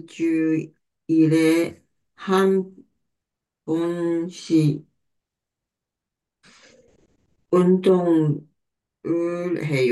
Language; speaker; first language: Korean; non-native, learner; Chinese